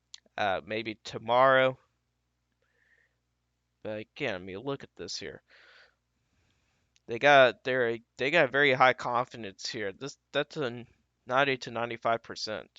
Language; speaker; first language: English; native; English